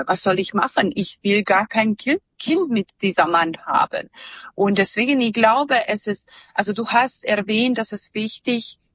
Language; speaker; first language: German; non-native, fluent; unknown